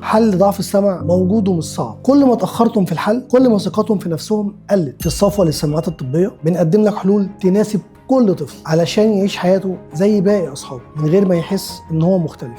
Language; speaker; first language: Arabic; native; Arabic